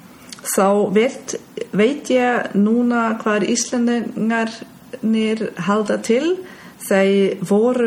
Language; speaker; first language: Icelandic; non-native, learner; German